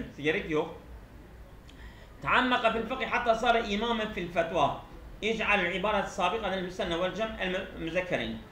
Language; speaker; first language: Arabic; non-native, fluent; Turkish